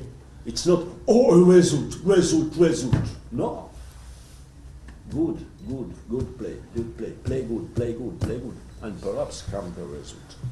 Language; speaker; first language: English; non-native, learner; French